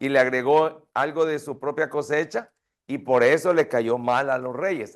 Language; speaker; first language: Spanish; native; Spanish